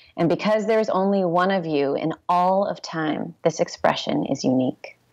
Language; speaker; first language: English; native; English